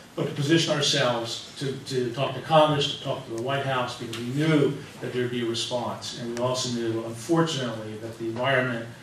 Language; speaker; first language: English; native; English